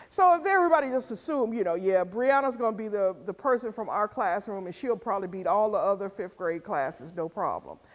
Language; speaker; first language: English; native; English